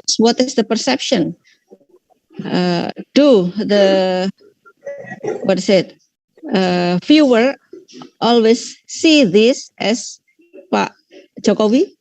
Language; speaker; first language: English; non-native, fluent; Indonesian